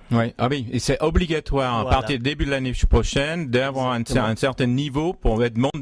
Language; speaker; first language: French; native; French